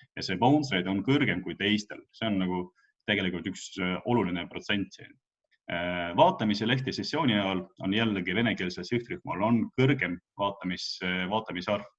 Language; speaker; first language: Estonian; non-native, local second language; Russian